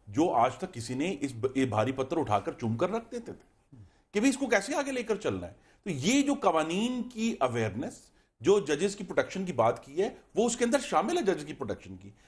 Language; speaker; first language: Urdu; native; Urdu